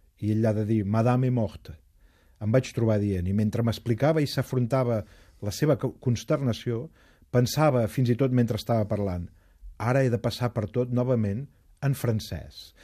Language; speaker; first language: Catalan; native; Catalan